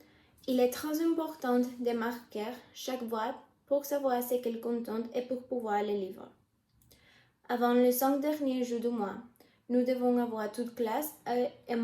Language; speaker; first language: French; non-native, learner; Spanish